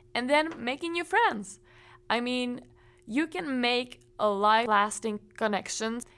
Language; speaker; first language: English; non-native, fluent; Czech